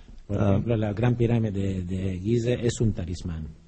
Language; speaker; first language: Spanish; non-native, fluent; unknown